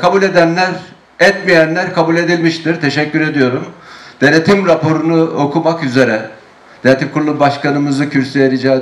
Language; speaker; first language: Turkish; native; Turkish